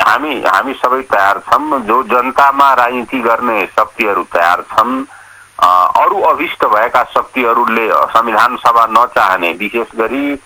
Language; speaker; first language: Nepali; non-native, local second language; Awadhi